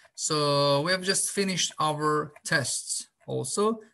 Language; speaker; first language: English; non-native, fluent; Azerbaijani